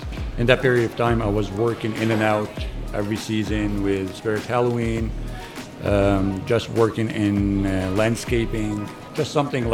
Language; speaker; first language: English; non-native, fluent; Arabic